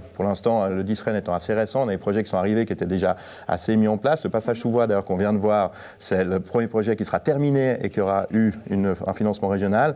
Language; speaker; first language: French; native; French